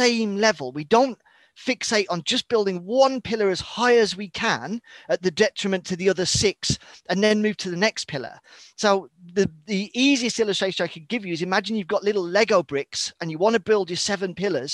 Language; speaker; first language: English; native; English